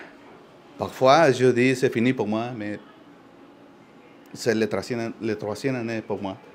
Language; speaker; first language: French; non-native, learner; Spanish